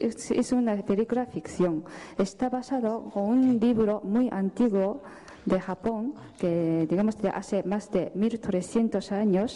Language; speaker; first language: Spanish; non-native, fluent; Japanese